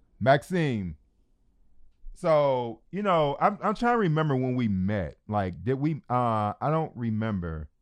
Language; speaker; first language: English; native; English